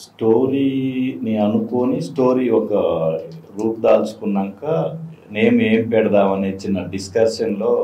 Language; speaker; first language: Telugu; native; Telugu